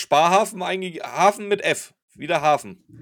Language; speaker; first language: German; native; German